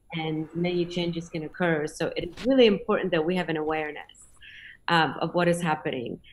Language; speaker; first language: English; non-native, fluent; Polish